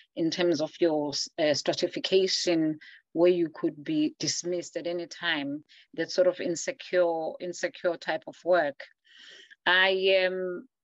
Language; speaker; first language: English; non-native, local second language; Zulu